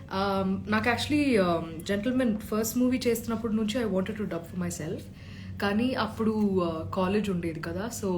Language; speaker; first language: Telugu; non-native, local second language; Malayalam